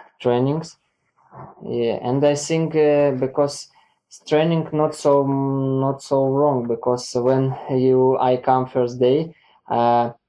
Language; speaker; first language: English; non-native, learner; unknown